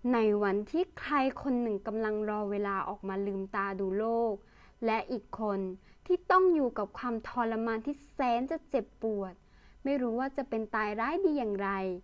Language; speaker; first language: Thai; early bilingual, other home language; Lao